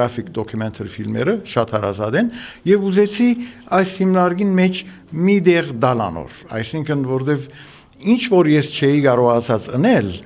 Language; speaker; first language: Armenian; early bilingual, heritage; Armenian